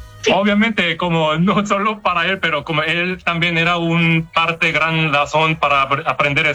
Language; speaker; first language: Spanish; non-native, fluent; Korean